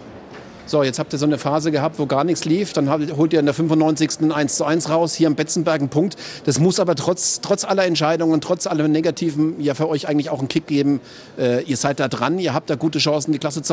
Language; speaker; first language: German; native; German